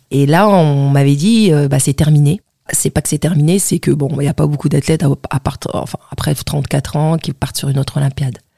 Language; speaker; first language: French; non-native, local second language; Arabic